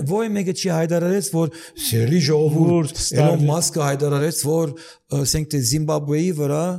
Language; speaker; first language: Armenian; early bilingual, heritage; Armenian